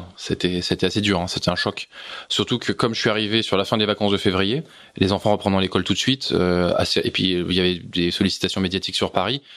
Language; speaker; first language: French; native; French